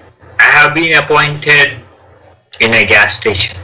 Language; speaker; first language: English; non-native, learner; Telugu